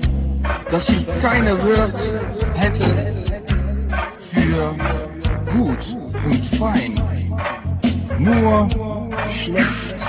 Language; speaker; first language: German; non-native, learner; Dutch